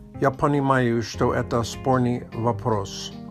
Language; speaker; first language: Russian; non-native, learner; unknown